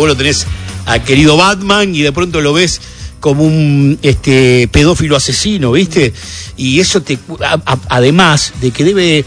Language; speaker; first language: Spanish; native; Spanish